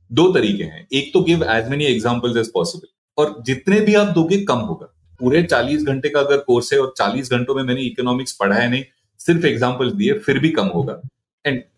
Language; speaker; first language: Hindi; non-native, local second language; Marathi